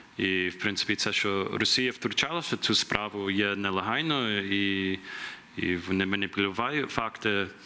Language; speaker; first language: Ukrainian; early bilingual, heritage; Ukrainian